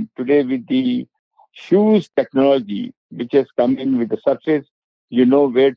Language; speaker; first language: English; non-native, local second language; Hindi